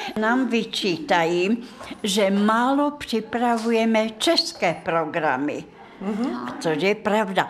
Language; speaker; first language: Czech; non-native, fluent; Russian